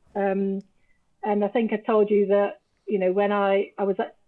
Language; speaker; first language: English; native; English